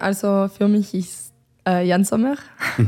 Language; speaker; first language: German; non-native, learner; French